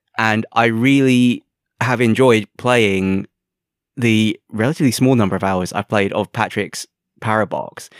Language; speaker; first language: English; native; English